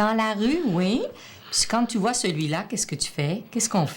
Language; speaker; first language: French; native; French